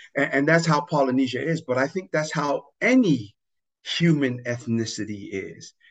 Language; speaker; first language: English; non-native, fluent; Tongan